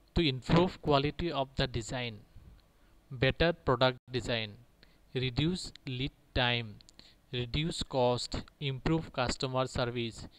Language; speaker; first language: Hindi; native; Hindi